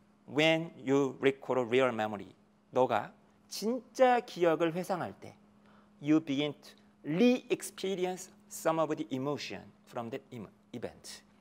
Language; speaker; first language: English; non-native, fluent; Korean